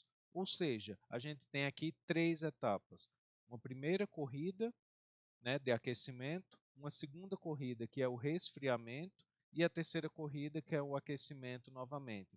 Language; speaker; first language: Portuguese; native; Portuguese